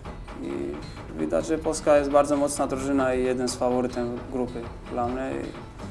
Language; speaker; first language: Polish; non-native, fluent; Georgian